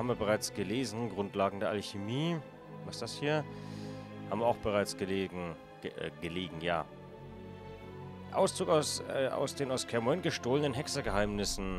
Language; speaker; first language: German; native; German